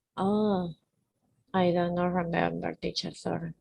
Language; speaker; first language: English; non-native, learner; Spanish